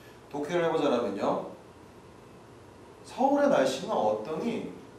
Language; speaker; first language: Korean; native; Korean